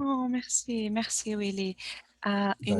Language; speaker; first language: French; non-native, learner; Portuguese